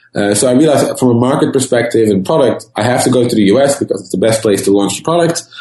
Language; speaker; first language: English; non-native, fluent; Dutch